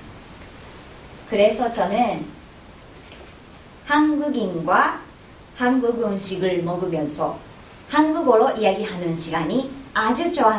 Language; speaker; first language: Korean; non-native, fluent; Japanese